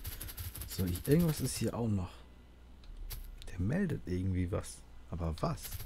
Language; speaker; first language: German; native; German